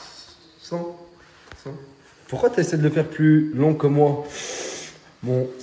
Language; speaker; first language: French; native; French